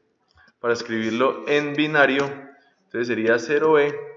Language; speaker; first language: Spanish; native; Spanish